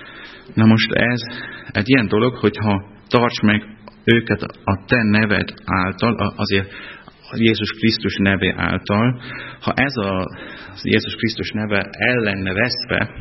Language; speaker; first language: Hungarian; non-native, fluent; German